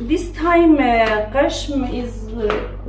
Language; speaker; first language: English; non-native, learner; Persian